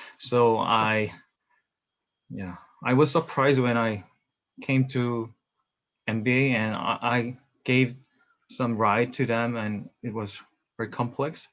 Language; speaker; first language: English; non-native, learner; Korean